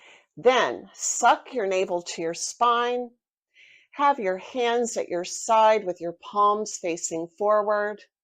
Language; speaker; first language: English; native; English